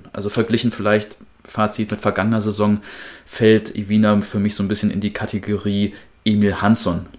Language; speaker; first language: German; native; German